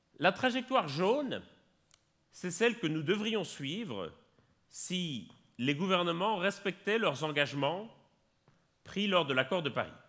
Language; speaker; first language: French; native; French